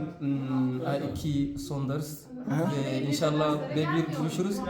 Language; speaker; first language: Turkish; non-native, learner; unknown